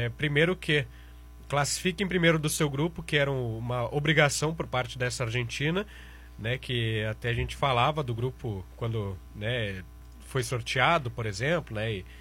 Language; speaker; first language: Portuguese; native; Portuguese